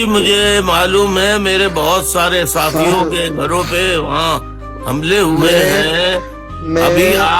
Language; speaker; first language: Urdu; native; Urdu